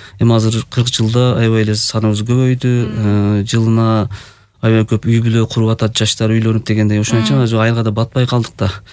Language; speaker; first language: Kyrgyz; early bilingual, heritage; Kyrgyz